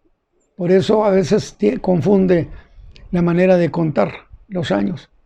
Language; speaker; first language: Spanish; native; Spanish